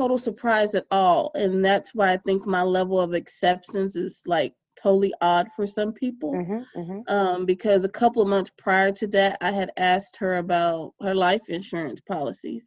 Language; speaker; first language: English; native; English